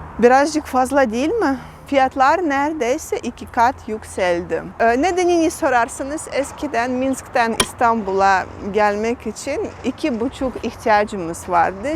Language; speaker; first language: Turkish; non-native, fluent; Russian